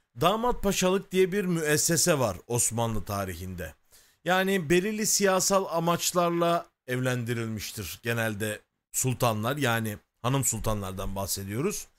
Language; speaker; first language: Turkish; native; Turkish